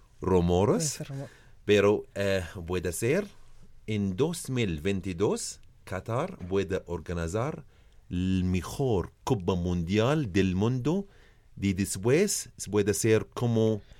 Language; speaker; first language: Spanish; non-native, learner; Arabic